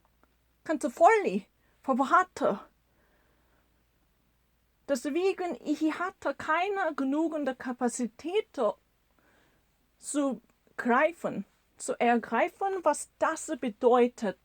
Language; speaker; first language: German; non-native, learner; Korean